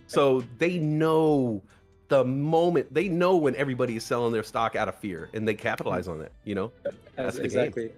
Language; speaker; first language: English; native; English